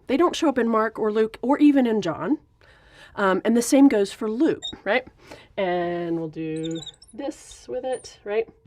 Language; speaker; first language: English; native; English